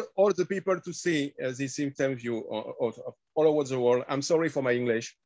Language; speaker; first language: English; non-native, learner; French